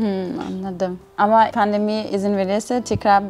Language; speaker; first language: Turkish; non-native, fluent; German